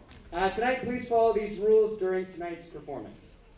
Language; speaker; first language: English; native; English